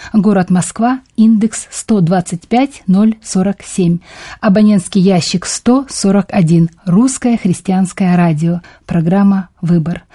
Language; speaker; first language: Russian; native; Russian